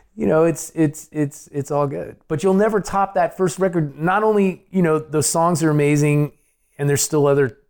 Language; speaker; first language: English; native; English